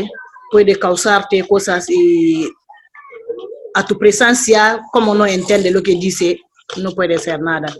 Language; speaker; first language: Spanish; non-native, learner; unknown